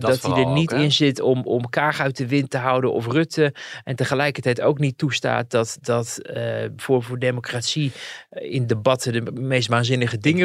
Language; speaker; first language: Dutch; native; Dutch